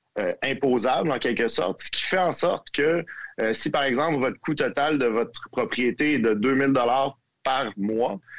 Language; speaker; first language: French; native; French